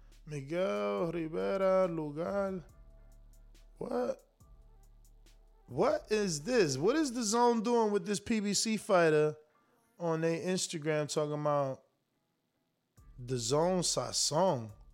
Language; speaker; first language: English; native; English